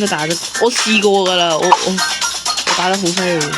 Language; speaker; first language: Chinese; early bilingual, heritage; Cantonese